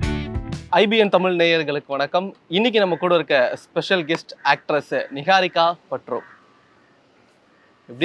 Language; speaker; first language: Tamil; native; Tamil